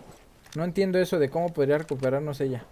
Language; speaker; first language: Spanish; native; Spanish